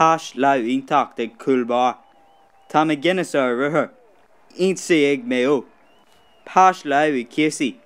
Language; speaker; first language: Irish; non-native, local second language; English